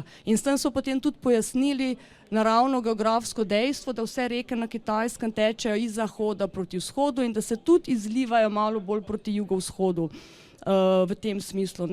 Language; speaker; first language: Slovenian; native; Slovenian